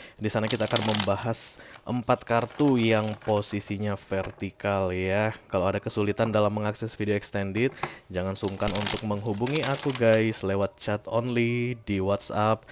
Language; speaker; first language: Indonesian; native; Indonesian